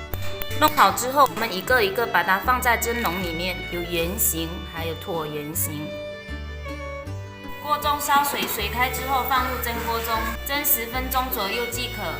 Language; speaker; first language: Chinese; non-native, local second language; Min Nan Chinese